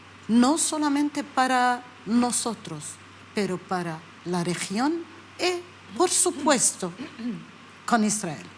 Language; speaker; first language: Spanish; non-native, learner; Arabic